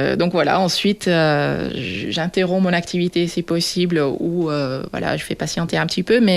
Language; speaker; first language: French; non-native, fluent; Dutch